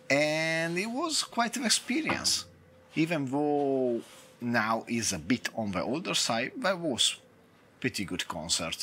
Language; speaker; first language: English; non-native, fluent; Italian